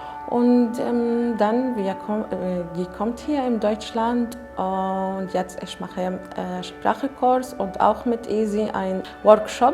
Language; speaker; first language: German; non-native, learner; Arabic